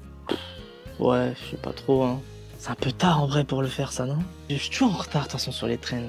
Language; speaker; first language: French; native; French